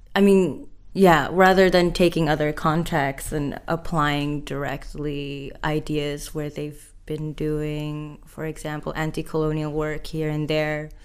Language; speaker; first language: English; non-native, fluent; Indonesian